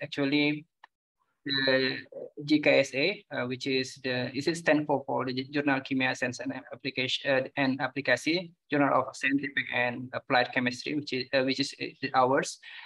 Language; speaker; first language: English; non-native, fluent; Indonesian